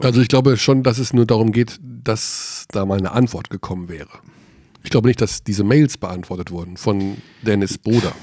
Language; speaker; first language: German; native; German